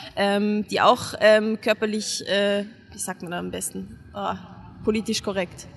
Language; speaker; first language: German; non-native, fluent; Hungarian